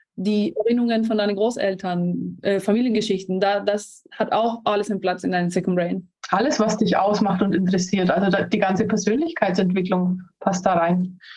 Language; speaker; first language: German; non-native, fluent; Spanish